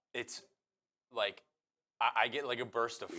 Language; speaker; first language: English; native; English